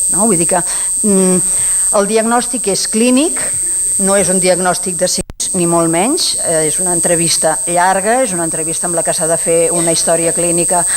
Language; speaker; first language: Catalan; native; Catalan